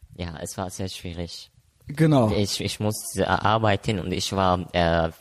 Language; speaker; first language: German; non-native, fluent; Arabic